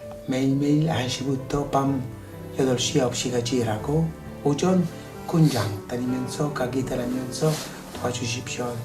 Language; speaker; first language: Korean; non-native, fluent; Italian